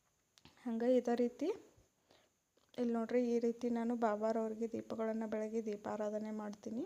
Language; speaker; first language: Kannada; native; Kannada